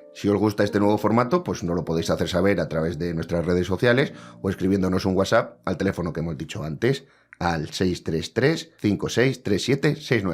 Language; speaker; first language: Spanish; native; Spanish